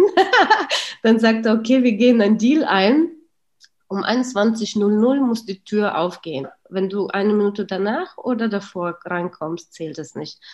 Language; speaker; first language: German; early bilingual, other home language; Russian